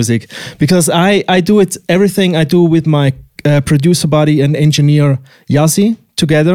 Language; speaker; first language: English; non-native, fluent; Swiss German